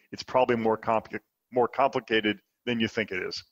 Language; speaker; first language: English; native; English